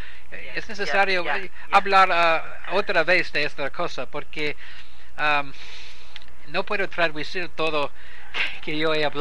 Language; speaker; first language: Spanish; non-native, learner; English